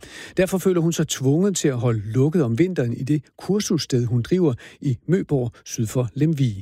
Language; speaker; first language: Danish; native; Danish